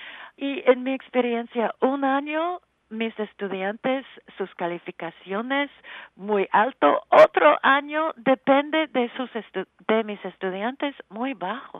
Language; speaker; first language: Spanish; non-native, learner; English